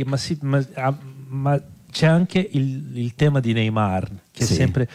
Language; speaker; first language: Italian; non-native, fluent; Portuguese